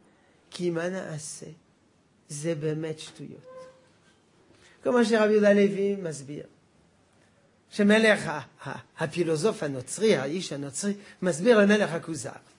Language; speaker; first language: Hebrew; non-native, fluent; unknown